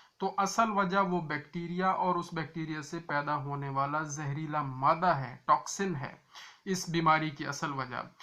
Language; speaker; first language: Urdu; non-native, local second language; Punjabi